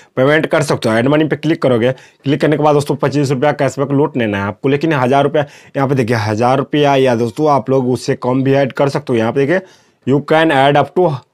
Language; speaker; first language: Hindi; native; Hindi